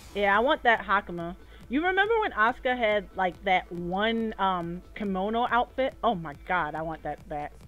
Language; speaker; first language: English; native; English